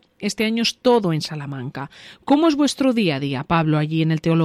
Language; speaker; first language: Spanish; native; Spanish